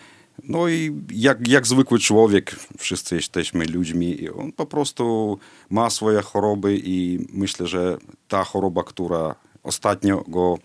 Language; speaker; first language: Polish; non-native, fluent; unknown